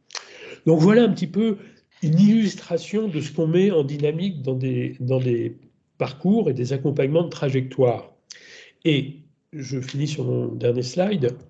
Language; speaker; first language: French; native; French